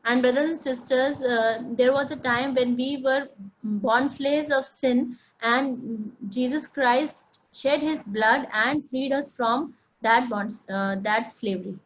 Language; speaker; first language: English; non-native, local second language; Hindi